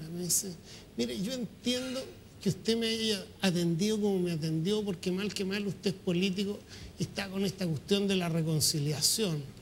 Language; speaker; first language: Spanish; native; Spanish